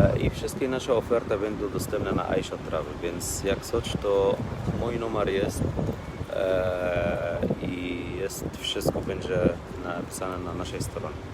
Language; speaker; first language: Polish; non-native, learner; Arabic